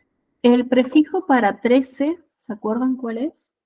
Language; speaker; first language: Spanish; native; Spanish